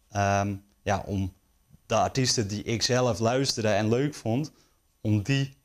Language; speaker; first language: Dutch; native; Dutch